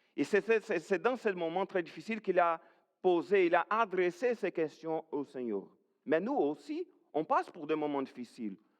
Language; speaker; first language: French; non-native, fluent; Portuguese